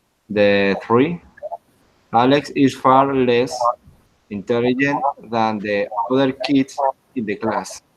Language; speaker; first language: English; non-native, learner; Spanish